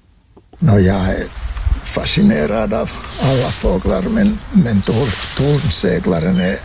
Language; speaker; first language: Swedish; non-native, local second language; Finnish